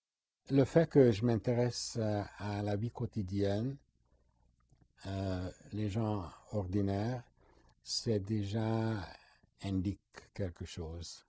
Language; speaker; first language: French; non-native, fluent; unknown